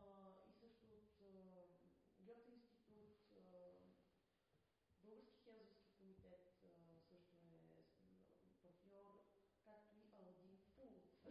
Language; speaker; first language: Bulgarian; native; Bulgarian